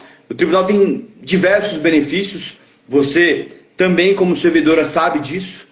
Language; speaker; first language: Portuguese; native; Portuguese